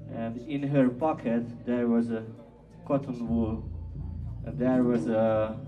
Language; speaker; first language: English; non-native, learner; Hungarian